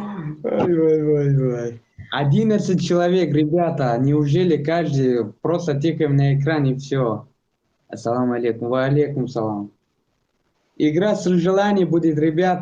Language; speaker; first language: Russian; non-native, local second language; Tajik